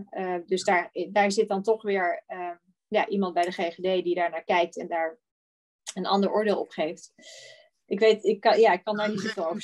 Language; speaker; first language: Dutch; native; Dutch